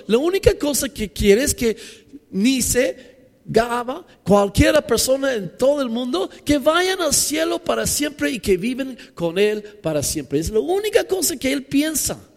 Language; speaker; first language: Spanish; non-native, fluent; English